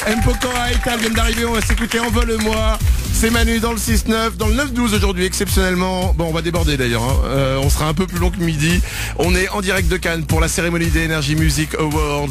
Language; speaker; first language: French; native; French